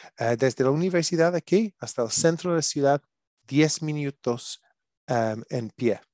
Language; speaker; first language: Spanish; non-native, learner; English